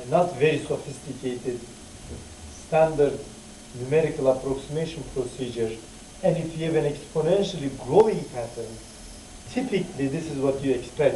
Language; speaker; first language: English; non-native, fluent; Turkish